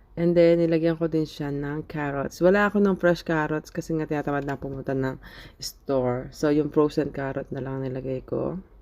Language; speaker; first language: Filipino; native; Filipino